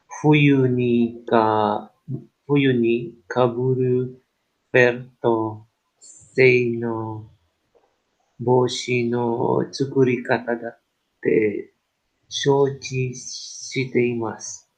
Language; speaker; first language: Japanese; non-native, learner; English